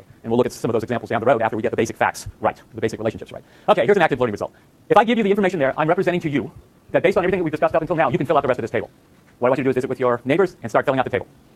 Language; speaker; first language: English; native; English